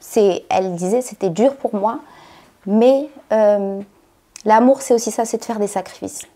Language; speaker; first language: French; native; French